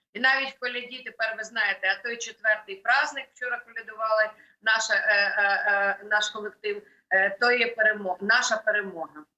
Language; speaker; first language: Ukrainian; native; Ukrainian